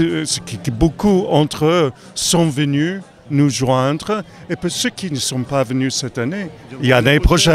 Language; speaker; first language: French; non-native, fluent; English